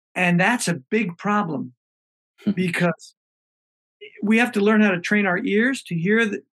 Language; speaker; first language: English; native; English